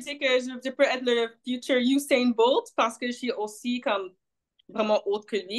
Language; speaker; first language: French; non-native, local second language; English